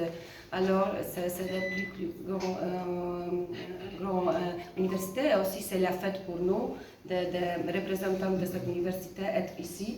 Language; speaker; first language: French; non-native, fluent; Polish